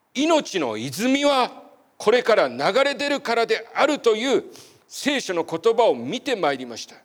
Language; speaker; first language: Japanese; native; Japanese